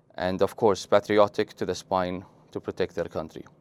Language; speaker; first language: English; non-native, fluent; Arabic